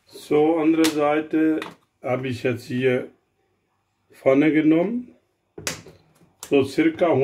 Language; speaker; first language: German; non-native, learner; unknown